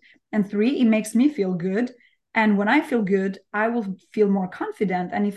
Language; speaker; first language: English; non-native, fluent; Albanian